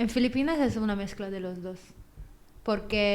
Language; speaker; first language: Spanish; non-native, fluent; Filipino